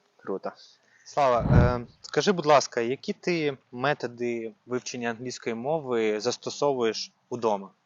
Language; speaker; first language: Ukrainian; native; Ukrainian